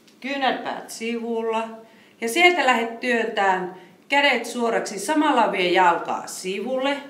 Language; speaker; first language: Finnish; native; Finnish